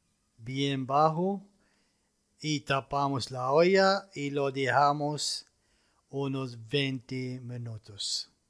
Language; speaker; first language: Spanish; non-native, fluent; Arabic